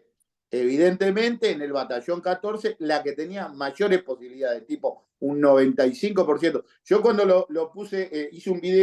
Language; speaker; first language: Spanish; native; Spanish